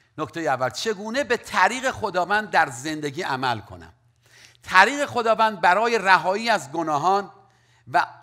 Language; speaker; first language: Persian; native; Persian